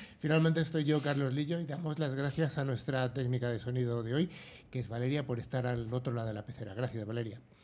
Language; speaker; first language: Spanish; native; Spanish